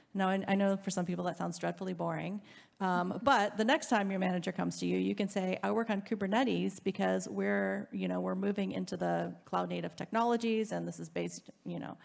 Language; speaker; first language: English; native; English